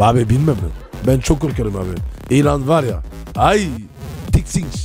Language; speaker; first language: Turkish; non-native, learner; French